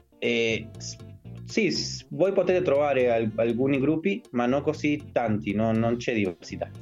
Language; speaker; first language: Italian; non-native, fluent; Spanish